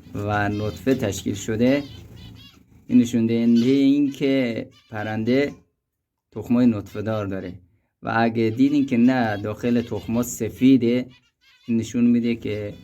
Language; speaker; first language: Persian; native; Persian